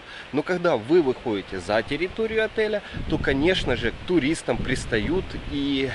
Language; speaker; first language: Russian; native; Russian